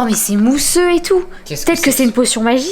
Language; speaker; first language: French; native; French